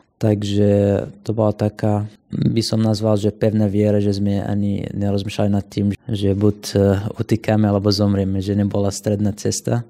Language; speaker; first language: Slovak; non-native, fluent; Assyrian Neo-Aramaic